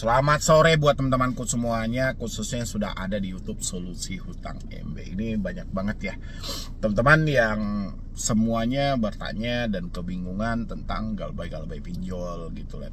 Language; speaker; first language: Indonesian; native; Indonesian